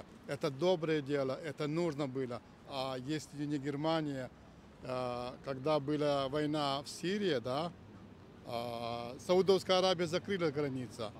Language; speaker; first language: Russian; non-native, fluent; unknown